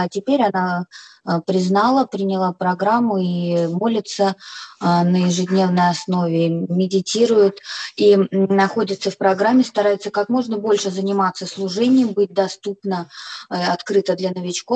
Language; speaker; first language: Russian; native; Russian